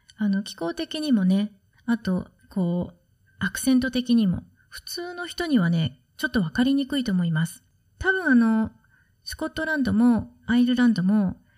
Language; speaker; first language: Japanese; native; Japanese